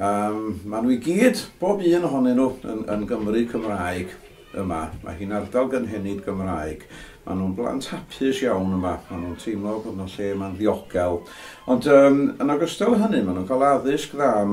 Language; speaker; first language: Welsh; native; Welsh